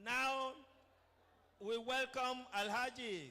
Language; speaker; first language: English; non-native, local second language; Yoruba